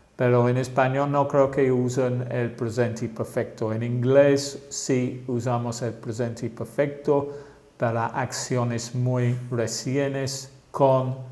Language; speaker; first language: Spanish; non-native, fluent; English